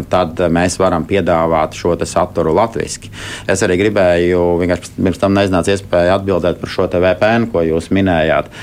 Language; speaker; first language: Latvian; native; Latvian